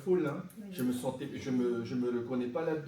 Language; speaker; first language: French; native; French